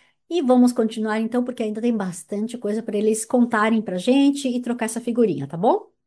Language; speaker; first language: Portuguese; native; Portuguese